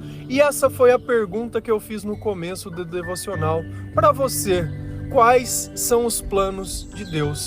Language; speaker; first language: Portuguese; native; Portuguese